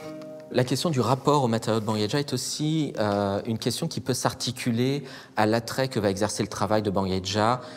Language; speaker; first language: French; native; French